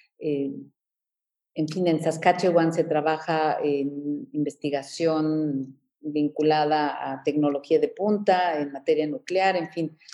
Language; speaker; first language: Spanish; early bilingual, heritage; Spanish